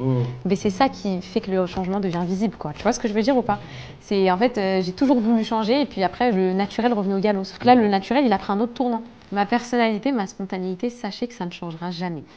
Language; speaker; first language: French; native; French